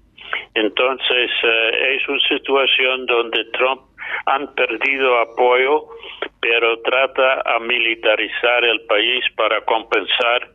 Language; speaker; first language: Spanish; non-native, fluent; English